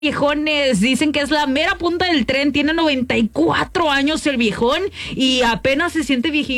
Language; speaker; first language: Spanish; native; Spanish